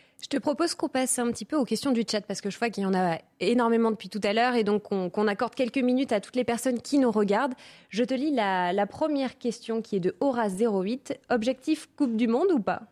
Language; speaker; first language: French; native; French